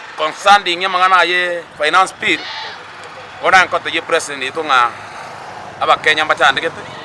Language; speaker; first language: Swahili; non-native, local second language; Gusii